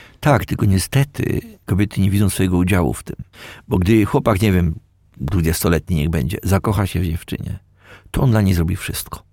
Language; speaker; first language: Polish; native; Polish